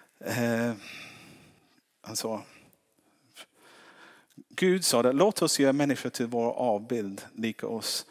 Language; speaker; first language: Swedish; non-native, fluent; English